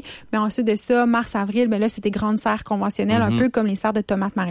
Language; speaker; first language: French; native; French